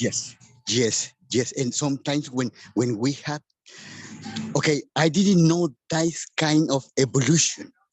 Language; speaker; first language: English; non-native, learner; Spanish